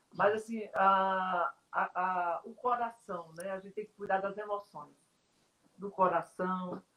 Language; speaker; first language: Portuguese; native; Portuguese